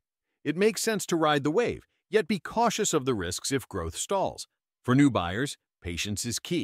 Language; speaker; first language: English; native; English